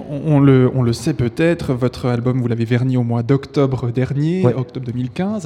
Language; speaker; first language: French; native; French